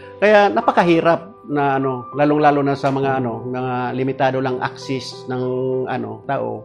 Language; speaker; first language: Filipino; non-native, local second language; Cebuano